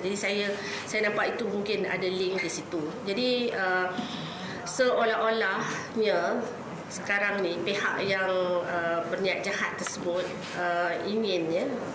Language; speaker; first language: Malay; native; Malay